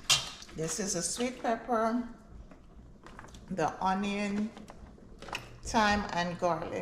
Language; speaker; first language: English; non-native, local second language; Jamaican Creole English